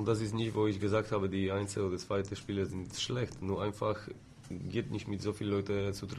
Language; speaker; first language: German; non-native, fluent; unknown